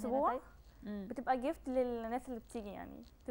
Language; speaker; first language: Arabic; native; Arabic